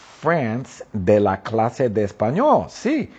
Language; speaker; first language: Spanish; non-native, fluent; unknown